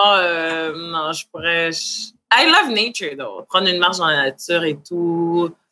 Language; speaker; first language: French; native; French